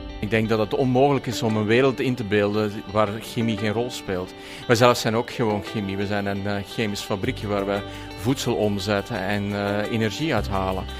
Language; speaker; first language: Dutch; native; Dutch